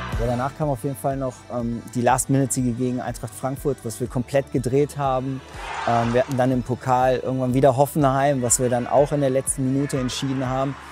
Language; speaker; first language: German; native; German